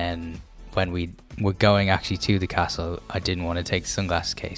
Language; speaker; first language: English; native; English